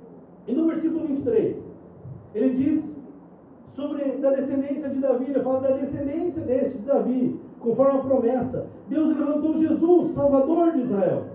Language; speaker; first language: Portuguese; native; Portuguese